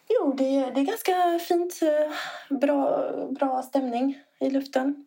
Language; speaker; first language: Swedish; non-native, fluent; Italian